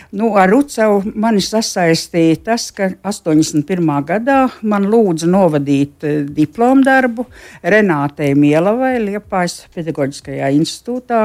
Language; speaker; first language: Latvian; native; Latvian